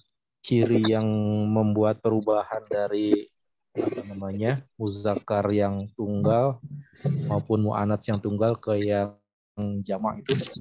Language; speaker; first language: Indonesian; native; Indonesian